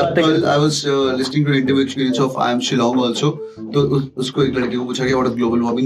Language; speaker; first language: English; non-native, local second language; Hindi